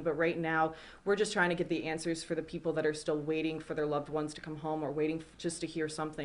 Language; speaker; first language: English; native; English